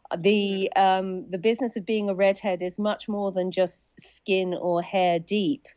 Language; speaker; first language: English; native; English